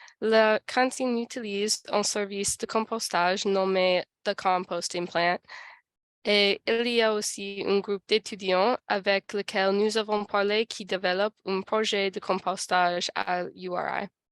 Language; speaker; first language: French; non-native, learner; English